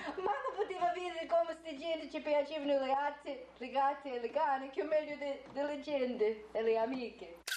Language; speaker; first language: Italian; early bilingual, heritage; Italian